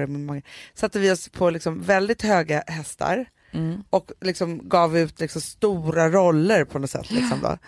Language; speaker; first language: Swedish; native; Swedish